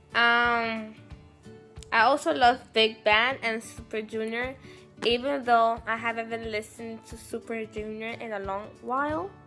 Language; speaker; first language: English; native; English